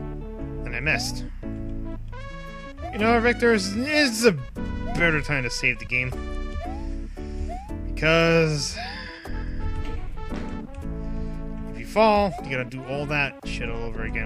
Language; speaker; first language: English; native; English